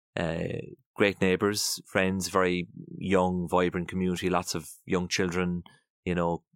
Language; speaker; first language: English; native; English